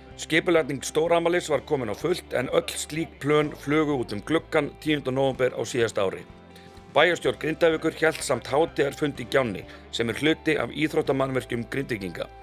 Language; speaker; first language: Icelandic; native; Icelandic